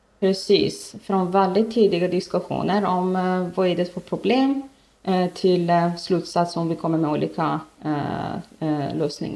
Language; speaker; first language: Swedish; non-native, fluent; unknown